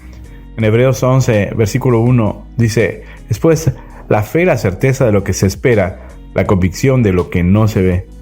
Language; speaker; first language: Spanish; native; Spanish